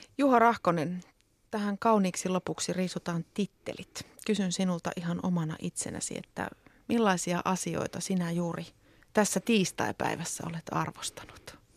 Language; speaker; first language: Finnish; native; Finnish